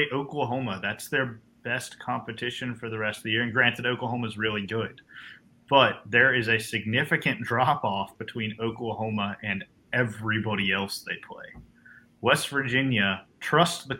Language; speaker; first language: English; native; English